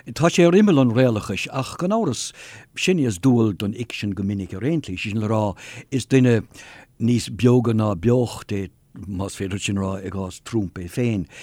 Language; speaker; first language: Irish; non-native, local second language; English